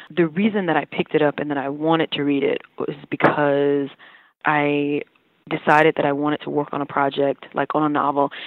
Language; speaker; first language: English; native; English